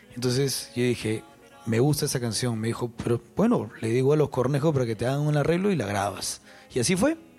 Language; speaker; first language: Spanish; native; Spanish